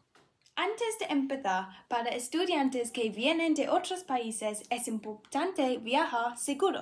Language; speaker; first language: Spanish; non-native, learner; English